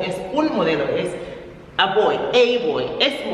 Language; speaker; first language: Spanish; non-native, fluent; English